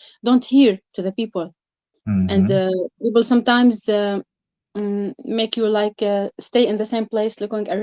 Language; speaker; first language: English; non-native, learner; Arabic